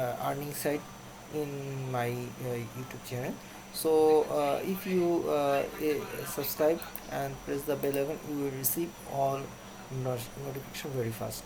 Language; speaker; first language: English; non-native, local second language; Bangla